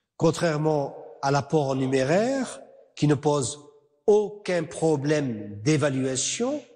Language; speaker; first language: French; non-native, local second language; Arabic